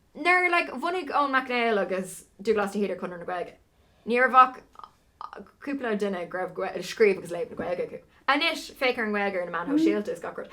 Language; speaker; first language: Irish; non-native, local second language; English